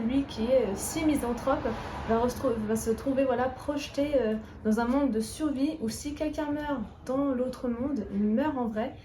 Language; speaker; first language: French; native; French